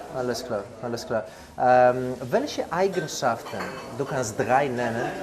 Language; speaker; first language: German; non-native, fluent; Polish